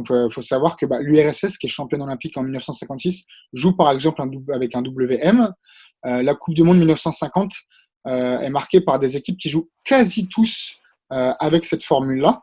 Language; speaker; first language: French; native; French